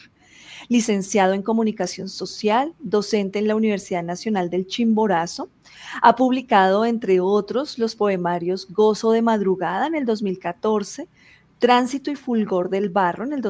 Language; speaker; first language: Spanish; native; Spanish